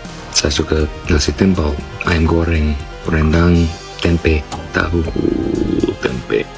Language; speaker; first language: Indonesian; non-native, learner; English